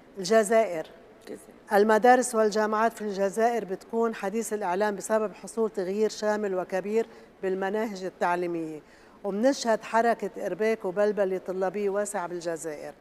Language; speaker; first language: Arabic; native; Arabic